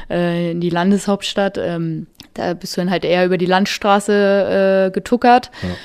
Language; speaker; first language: German; native; German